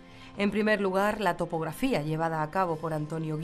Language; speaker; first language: Spanish; native; Spanish